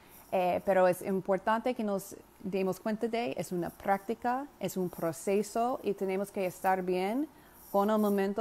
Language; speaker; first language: Spanish; non-native, fluent; English